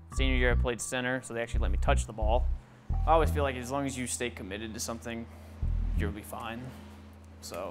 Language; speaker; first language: English; native; English